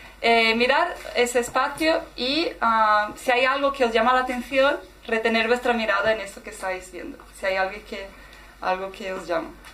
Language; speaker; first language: Spanish; non-native, fluent; Portuguese